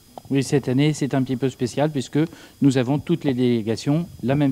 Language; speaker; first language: French; native; French